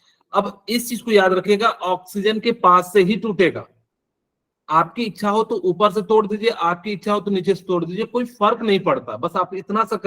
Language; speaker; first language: Hindi; native; Hindi